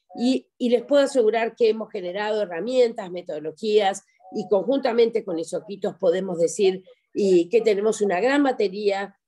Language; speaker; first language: Spanish; native; Spanish